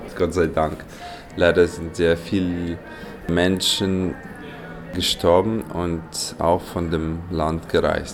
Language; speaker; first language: German; non-native, fluent; Ukrainian